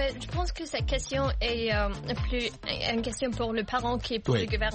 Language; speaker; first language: French; non-native, learner; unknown